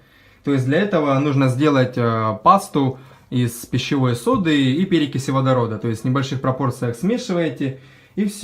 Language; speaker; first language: Russian; native; Russian